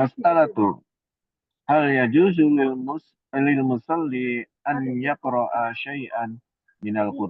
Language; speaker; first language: Arabic; non-native, learner; Indonesian